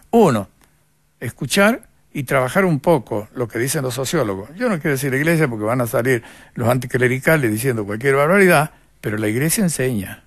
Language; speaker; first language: Spanish; native; Spanish